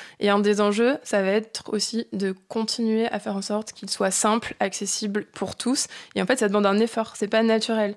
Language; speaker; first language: French; native; French